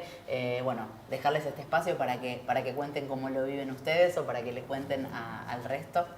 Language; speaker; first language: Spanish; native; Spanish